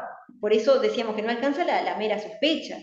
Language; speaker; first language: Spanish; native; Spanish